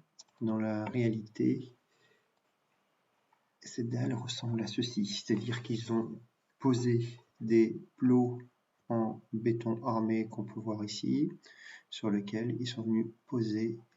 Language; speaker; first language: French; native; French